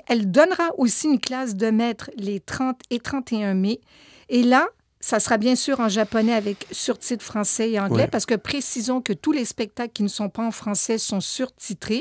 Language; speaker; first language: French; native; French